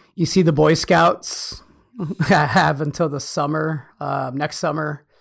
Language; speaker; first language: English; early bilingual, other home language; Spanish